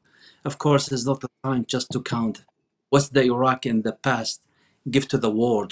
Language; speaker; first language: English; non-native, fluent; Arabic